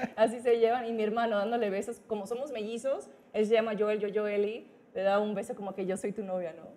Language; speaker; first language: Spanish; early bilingual, heritage; Spanish